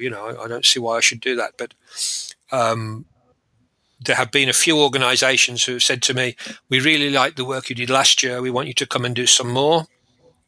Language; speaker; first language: English; native; English